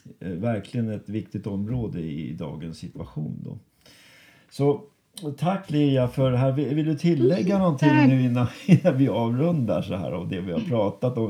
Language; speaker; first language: Swedish; native; Swedish